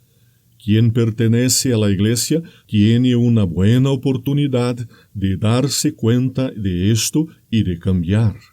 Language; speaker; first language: Spanish; non-native, fluent; Portuguese